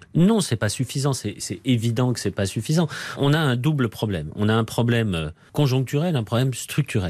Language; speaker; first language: French; native; French